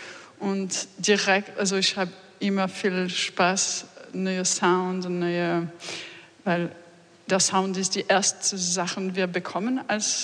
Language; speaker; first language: German; non-native, learner; French